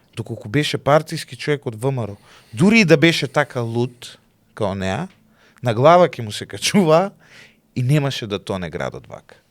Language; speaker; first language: Macedonian; native; Macedonian